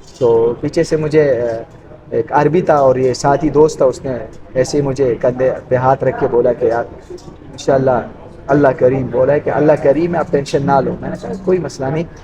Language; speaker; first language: Urdu; non-native, local second language; Pashto